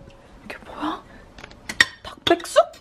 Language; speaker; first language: Korean; early bilingual, heritage; Korean